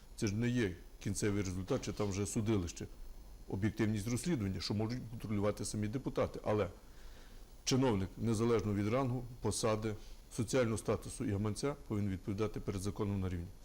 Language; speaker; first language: Ukrainian; native; Ukrainian